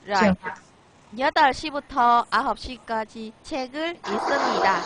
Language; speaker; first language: Korean; non-native, fluent; Vietnamese